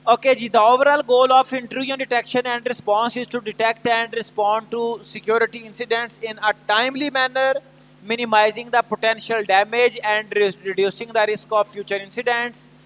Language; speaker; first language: English; non-native, local second language; Urdu